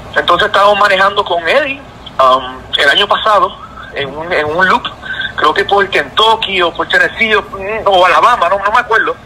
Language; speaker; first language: Spanish; native; Spanish